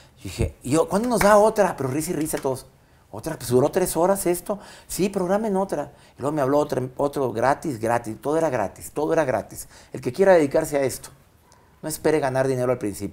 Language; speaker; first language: Spanish; native; Spanish